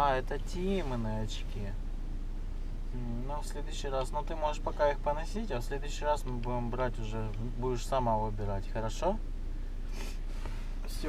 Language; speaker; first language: Russian; native; Russian